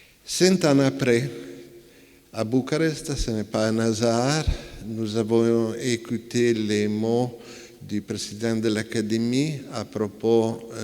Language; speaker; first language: French; non-native, fluent; Italian